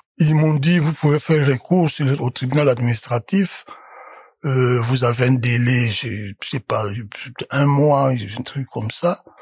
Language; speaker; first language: French; non-native, local second language; Lingala